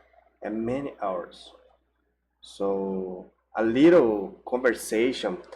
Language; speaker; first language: English; non-native, learner; Portuguese